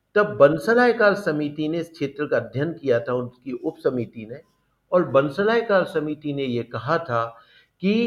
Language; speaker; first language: Hindi; native; Hindi